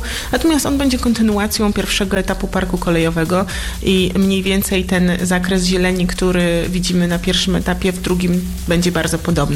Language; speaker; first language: Polish; native; Polish